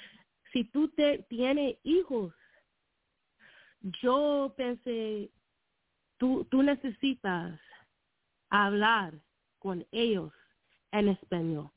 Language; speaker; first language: Spanish; non-native, learner; English